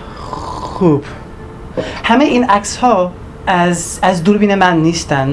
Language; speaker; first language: Persian; non-native, learner; Turkish